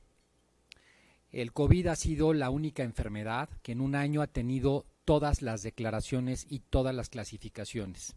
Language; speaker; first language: Spanish; native; Spanish